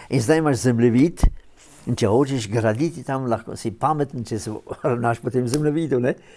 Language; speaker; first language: Slovenian; native; Slovenian